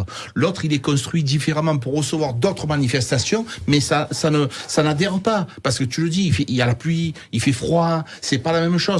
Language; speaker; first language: French; native; French